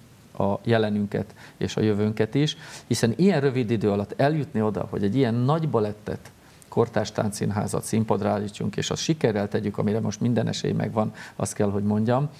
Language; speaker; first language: Hungarian; native; Hungarian